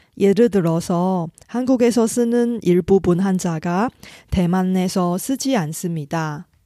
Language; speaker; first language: Korean; non-native, fluent; Chinese